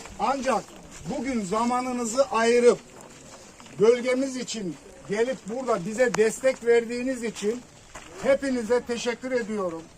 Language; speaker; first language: Turkish; native; Turkish